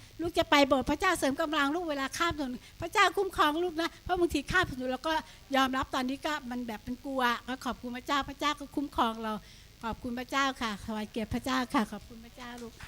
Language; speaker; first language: Thai; native; Thai